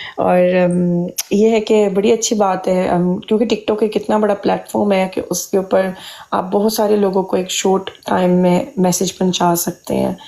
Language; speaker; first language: Urdu; early bilingual, heritage; Urdu